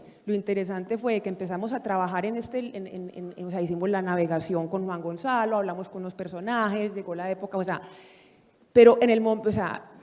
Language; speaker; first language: Spanish; native; Spanish